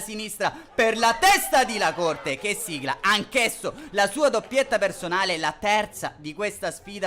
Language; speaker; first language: Italian; native; Italian